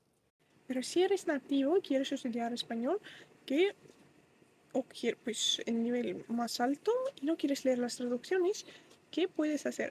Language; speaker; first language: Spanish; non-native, fluent; Russian